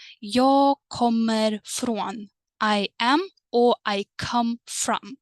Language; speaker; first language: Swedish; non-native, fluent; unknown